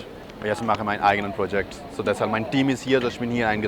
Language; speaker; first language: German; non-native, learner; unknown